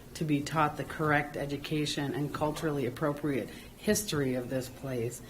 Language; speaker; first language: English; native; English